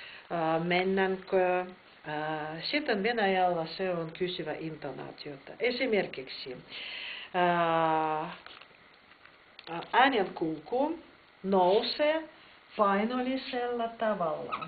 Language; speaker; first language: Finnish; non-native, fluent; Russian